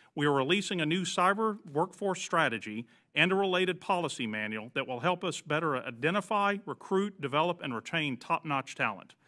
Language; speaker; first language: English; native; English